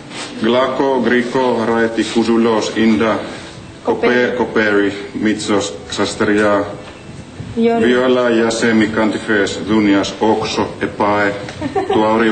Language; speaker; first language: Greek; non-native, fluent; Finnish